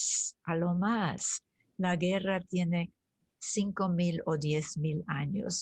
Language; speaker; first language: Spanish; early bilingual, other home language; German